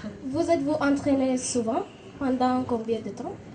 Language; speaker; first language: French; non-native, learner; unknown